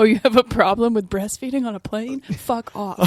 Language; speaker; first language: English; native; English